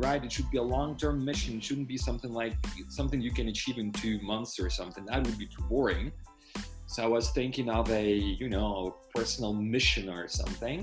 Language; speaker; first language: English; non-native, fluent; Russian